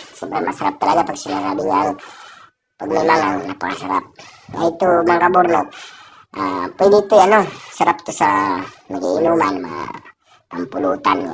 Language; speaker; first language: Filipino; non-native, local second language; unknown